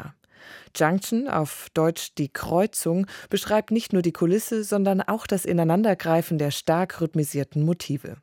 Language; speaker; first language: German; native; German